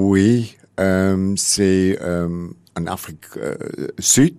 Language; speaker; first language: French; non-native, learner; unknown